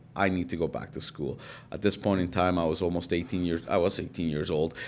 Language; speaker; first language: English; early bilingual, other home language; Spanish